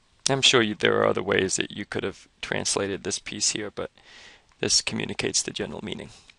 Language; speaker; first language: English; native; English